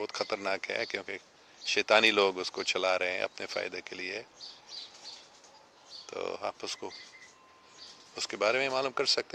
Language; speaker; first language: Hindi; non-native, fluent; English